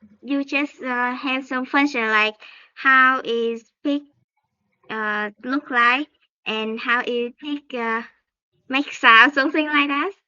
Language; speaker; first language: English; non-native, learner; Vietnamese